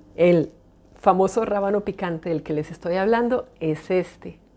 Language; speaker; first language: Spanish; native; Spanish